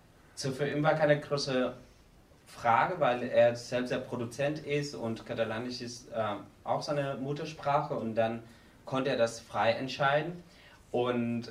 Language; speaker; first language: German; non-native, learner; Spanish